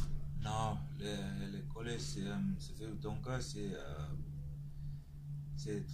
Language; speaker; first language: French; non-native, learner; Tongan